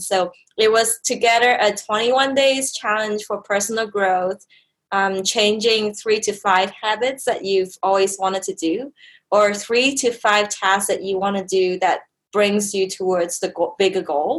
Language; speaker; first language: English; native; English